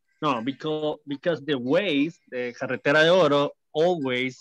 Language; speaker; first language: English; non-native, learner; Spanish